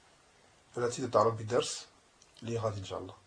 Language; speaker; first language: Arabic; non-native, fluent; French